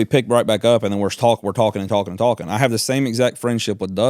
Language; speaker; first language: English; native; English